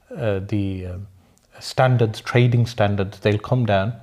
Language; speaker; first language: English; native; English